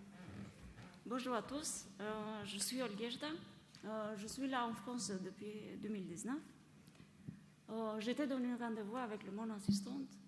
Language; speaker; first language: French; non-native, learner; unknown